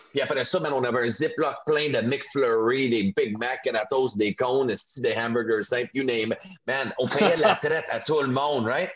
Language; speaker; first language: French; non-native, local second language; English